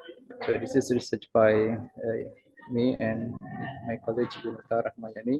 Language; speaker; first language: English; non-native, fluent; Banjar